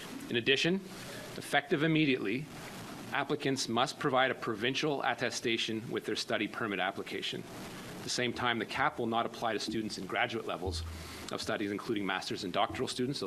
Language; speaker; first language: English; native; English